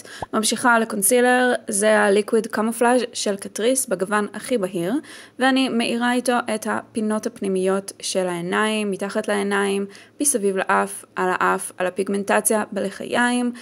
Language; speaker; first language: Hebrew; native; Hebrew